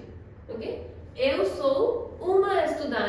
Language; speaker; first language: Portuguese; non-native, fluent; Hindi